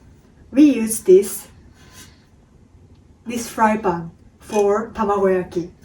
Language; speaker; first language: English; non-native, learner; Japanese